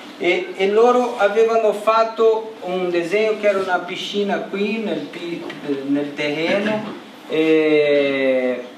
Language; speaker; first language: Italian; non-native, learner; Portuguese